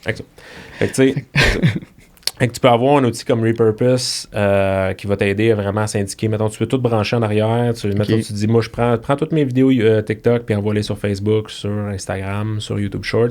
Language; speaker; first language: French; native; French